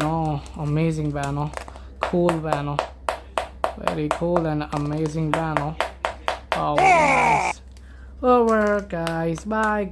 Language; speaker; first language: English; non-native, learner; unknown